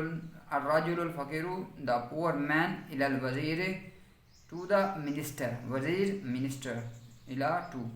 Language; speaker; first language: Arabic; non-native, fluent; Urdu